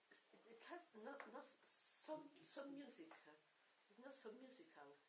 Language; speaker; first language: English; non-native, learner; Italian